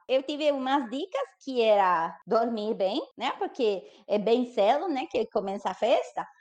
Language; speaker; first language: Portuguese; non-native, fluent; Spanish